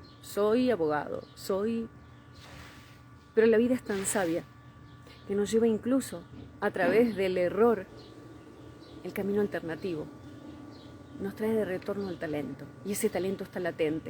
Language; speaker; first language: Spanish; native; Spanish